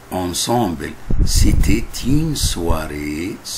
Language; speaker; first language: French; non-native, fluent; Arabic